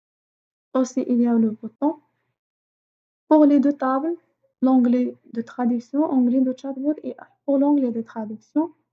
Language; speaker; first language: French; non-native, fluent; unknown